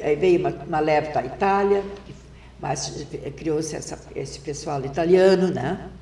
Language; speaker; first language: Portuguese; non-native, local second language; German